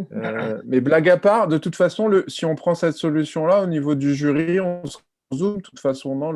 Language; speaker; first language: French; native; French